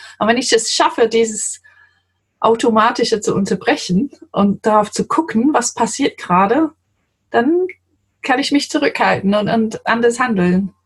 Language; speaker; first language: German; non-native, fluent; English